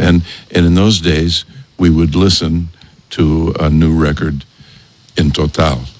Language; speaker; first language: English; native; English